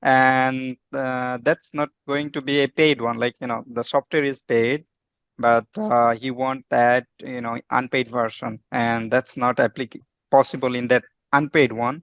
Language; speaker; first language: English; non-native, fluent; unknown